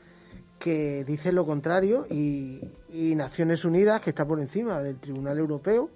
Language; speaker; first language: Spanish; native; Spanish